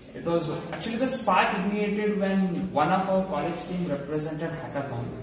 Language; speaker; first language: English; non-native, local second language; Kannada